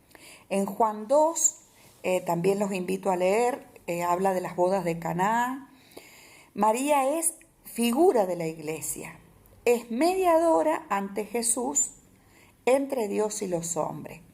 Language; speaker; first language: Spanish; native; Spanish